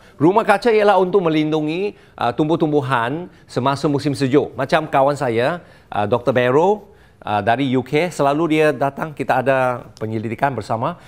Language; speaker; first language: Malay; non-native, local second language; Chinese